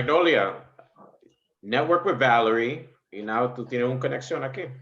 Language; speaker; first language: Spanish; early bilingual, heritage; English